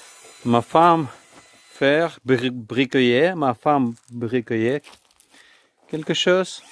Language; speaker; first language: French; non-native, learner; Ukrainian